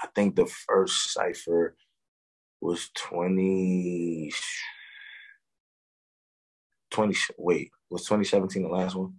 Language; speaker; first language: English; native; English